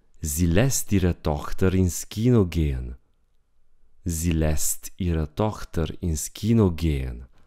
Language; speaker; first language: German; non-native, fluent; Romanian